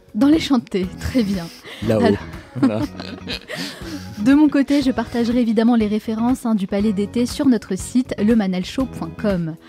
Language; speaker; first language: French; native; French